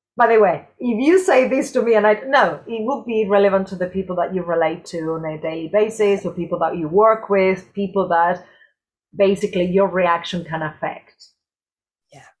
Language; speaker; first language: English; non-native, fluent; Spanish